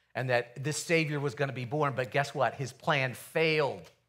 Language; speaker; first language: English; native; English